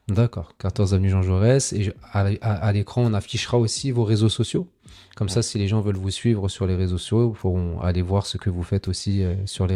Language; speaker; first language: French; native; French